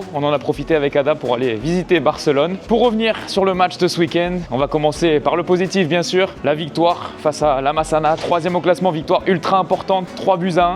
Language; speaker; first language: French; native; French